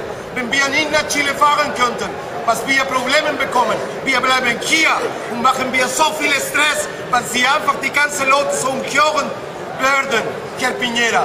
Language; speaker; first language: German; non-native, learner; Spanish